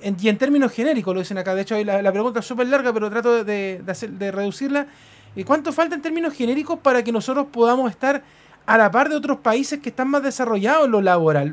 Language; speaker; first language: Spanish; native; Spanish